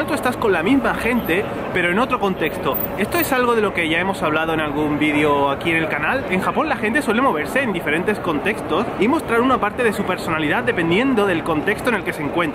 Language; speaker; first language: Spanish; native; Spanish